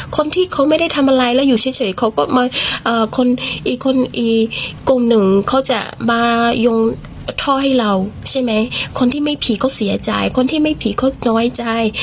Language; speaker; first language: Thai; non-native, learner; Burmese